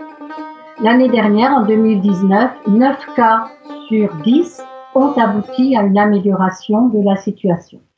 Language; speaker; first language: French; native; French